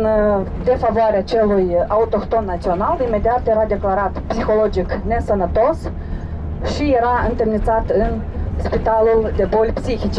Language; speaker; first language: Romanian; native; Romanian